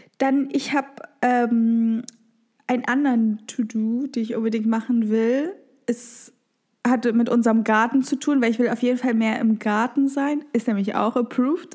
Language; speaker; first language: German; native; German